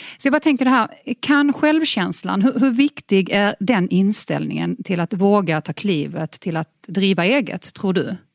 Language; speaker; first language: Swedish; native; Swedish